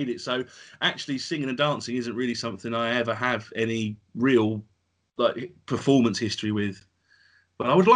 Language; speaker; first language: English; native; English